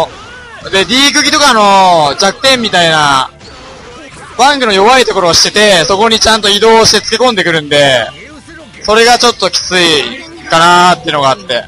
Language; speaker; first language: Japanese; native; Japanese